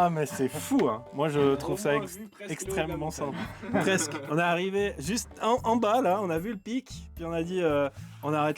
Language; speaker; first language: French; native; French